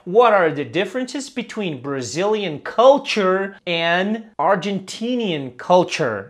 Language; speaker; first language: English; non-native, fluent; Portuguese